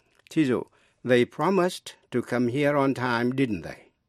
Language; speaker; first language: English; non-native, fluent; Vietnamese